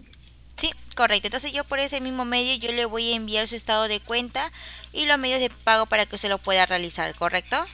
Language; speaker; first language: Spanish; native; Spanish